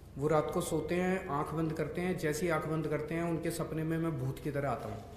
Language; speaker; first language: Hindi; native; Hindi